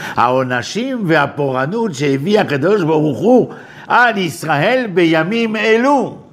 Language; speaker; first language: Hebrew; non-native, fluent; French